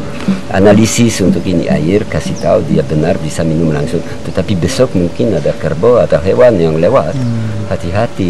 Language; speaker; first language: Indonesian; non-native, learner; French